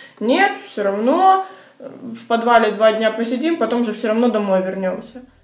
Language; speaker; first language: Russian; native; Russian